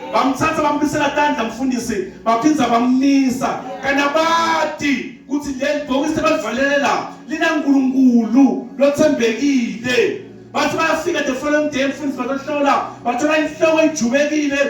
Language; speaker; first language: Zulu; non-native, local second language; Swati